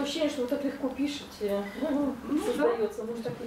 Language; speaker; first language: Russian; native; Russian